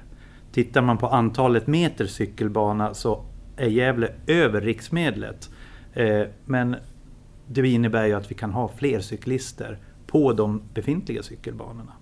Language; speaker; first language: Swedish; native; Swedish